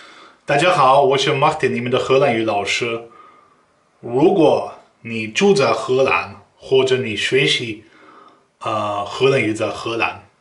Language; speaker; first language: Chinese; non-native, fluent; Dutch